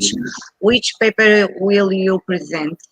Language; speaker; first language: English; non-native, fluent; Portuguese